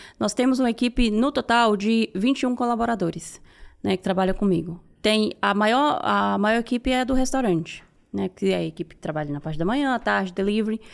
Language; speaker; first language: Portuguese; native; Portuguese